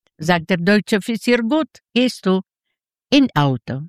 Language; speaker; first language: German; non-native, learner; Yiddish